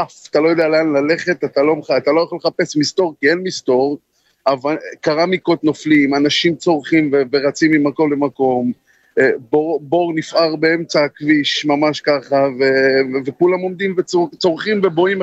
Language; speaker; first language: Hebrew; native; Hebrew